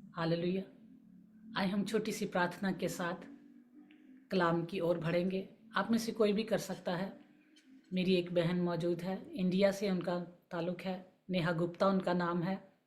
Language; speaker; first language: Urdu; non-native, local second language; Punjabi